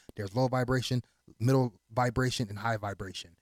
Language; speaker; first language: English; early bilingual, other home language; Haitian Creole